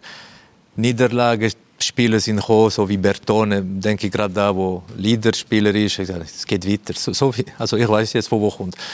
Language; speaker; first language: German; non-native, fluent; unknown